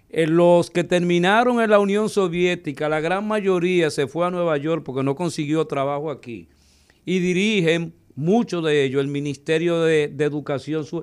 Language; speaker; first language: Spanish; native; Spanish